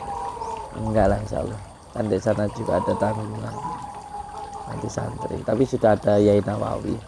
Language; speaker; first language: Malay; non-native, local second language; Javanese